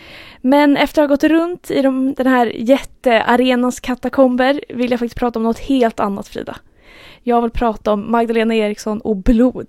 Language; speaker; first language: Swedish; native; Swedish